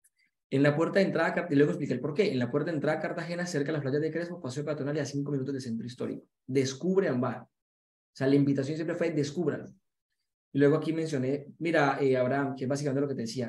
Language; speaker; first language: Spanish; native; Spanish